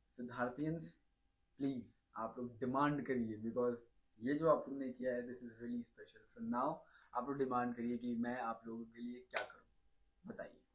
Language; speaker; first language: Hindi; native; Hindi